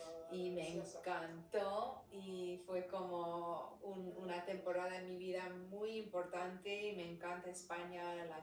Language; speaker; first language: Spanish; non-native, fluent; English